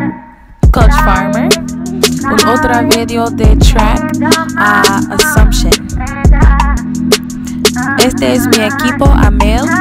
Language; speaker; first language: Spanish; non-native, learner; English